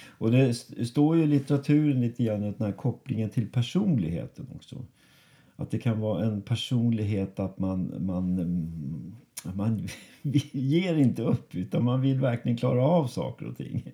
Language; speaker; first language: Swedish; native; Swedish